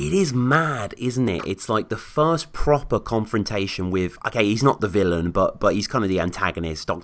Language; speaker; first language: English; native; English